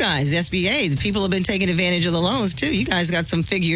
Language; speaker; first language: English; native; English